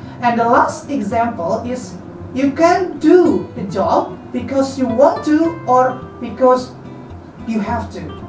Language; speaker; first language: English; non-native, fluent; Indonesian